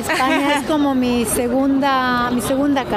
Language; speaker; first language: Spanish; non-native, fluent; Hebrew